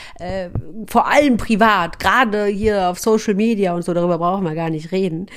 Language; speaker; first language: German; native; German